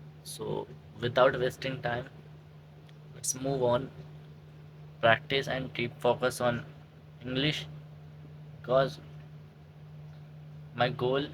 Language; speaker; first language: English; non-native, learner; Hindi